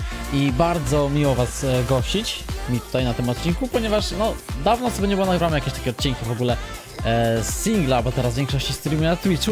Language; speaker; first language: Polish; native; Polish